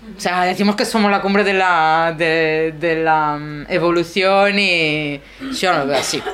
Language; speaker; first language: Spanish; non-native, fluent; Italian